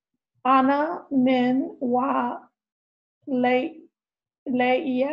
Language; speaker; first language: Arabic; non-native, learner; English